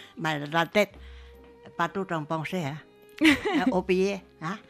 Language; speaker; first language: French; non-native, learner; Chinese